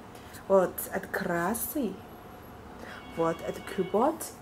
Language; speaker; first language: Russian; non-native, learner; Chinese